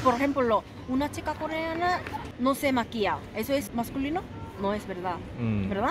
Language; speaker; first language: Spanish; non-native, fluent; Korean